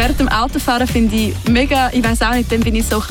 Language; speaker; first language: German; native; German